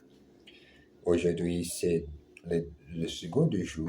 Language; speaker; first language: French; non-native, learner; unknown